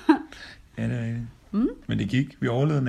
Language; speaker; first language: Danish; native; Danish